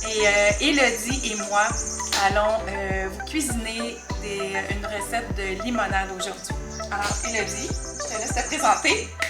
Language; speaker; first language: French; native; French